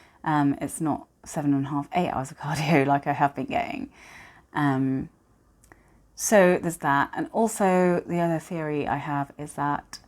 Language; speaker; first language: English; native; English